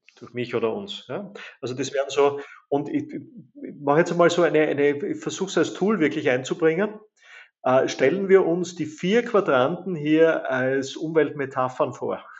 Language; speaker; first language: German; native; German